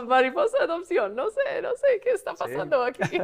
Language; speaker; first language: Spanish; non-native, fluent; English